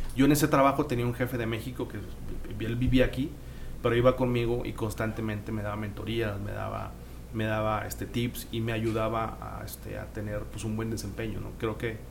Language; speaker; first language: Spanish; native; Spanish